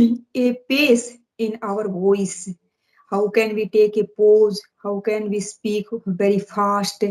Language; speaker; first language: English; non-native, learner; Hindi